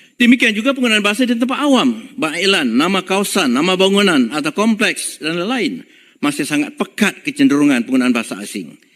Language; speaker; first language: Malay; native; Malay